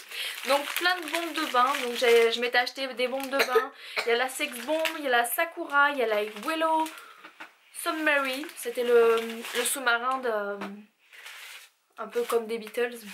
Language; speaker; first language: French; native; French